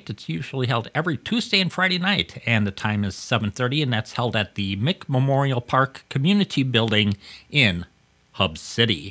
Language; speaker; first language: English; native; English